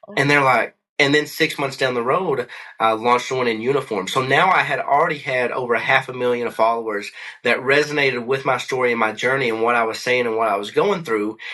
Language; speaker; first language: English; native; English